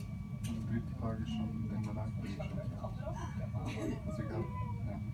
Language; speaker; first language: German; non-native, learner; Somali